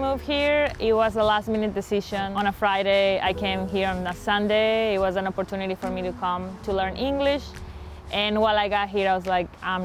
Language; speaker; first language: English; non-native, fluent; Spanish